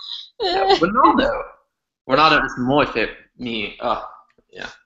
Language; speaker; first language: Spanish; non-native, learner; English